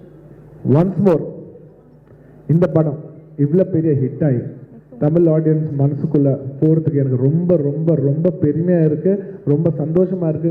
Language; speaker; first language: Tamil; non-native, local second language; Telugu